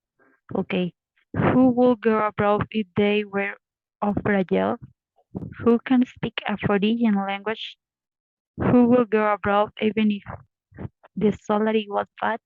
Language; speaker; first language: English; non-native, learner; Spanish